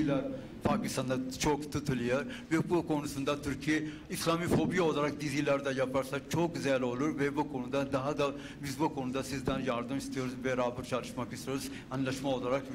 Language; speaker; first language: Turkish; non-native, fluent; Urdu